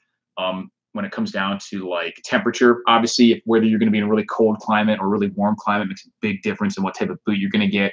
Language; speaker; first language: English; native; English